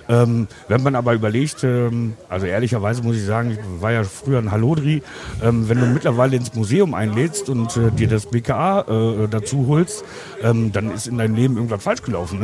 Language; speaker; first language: German; native; German